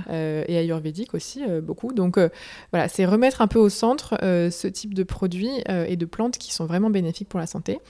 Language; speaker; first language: French; native; French